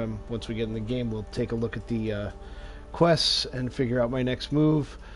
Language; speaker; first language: English; native; English